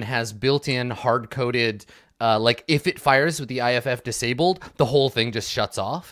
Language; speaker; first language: English; native; English